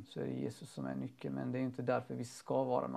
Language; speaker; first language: Swedish; native; Swedish